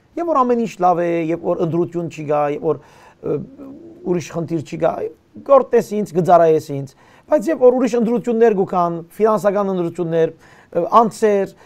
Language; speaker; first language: Armenian; early bilingual, heritage; Armenian